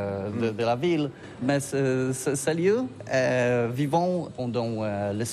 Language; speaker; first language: French; non-native, learner; Polish